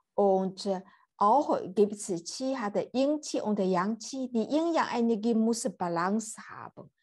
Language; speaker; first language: German; non-native, learner; Chinese